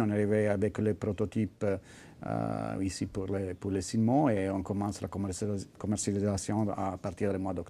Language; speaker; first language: French; non-native, fluent; Italian